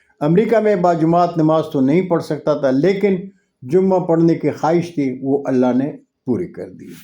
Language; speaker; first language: Urdu; non-native, local second language; Punjabi